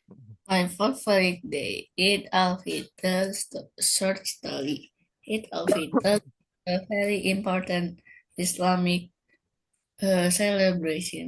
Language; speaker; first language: English; non-native, learner; Indonesian